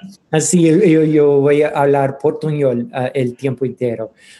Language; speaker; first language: Spanish; non-native, learner; English